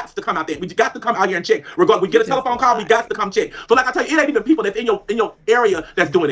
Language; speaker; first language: English; native; English